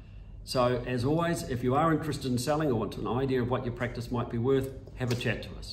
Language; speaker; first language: English; native; English